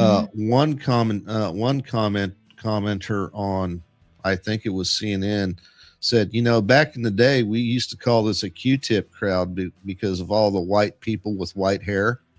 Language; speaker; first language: English; native; English